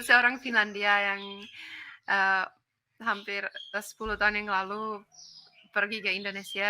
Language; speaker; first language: Indonesian; non-native, fluent; Finnish